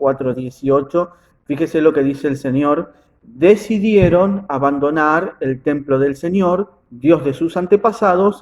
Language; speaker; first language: Spanish; native; Spanish